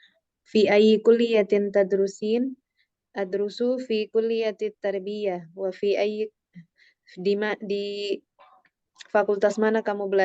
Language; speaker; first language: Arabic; non-native, learner; Indonesian